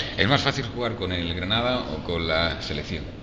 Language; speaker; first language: Spanish; native; Spanish